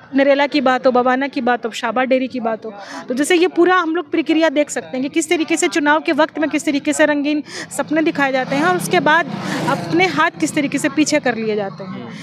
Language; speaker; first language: Hindi; native; Hindi